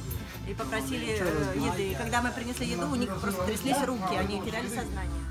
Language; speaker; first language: Russian; native; Russian